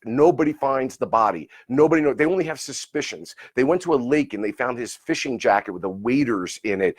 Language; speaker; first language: English; native; English